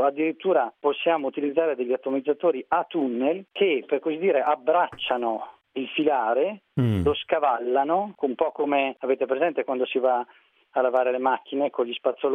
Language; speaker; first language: Italian; native; Italian